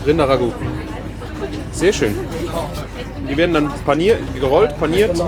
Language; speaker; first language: German; native; German